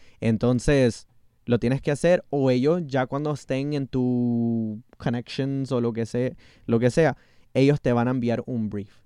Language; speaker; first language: Spanish; early bilingual, heritage; Spanish